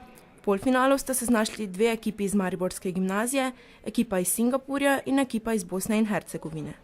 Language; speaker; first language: Slovenian; native; Slovenian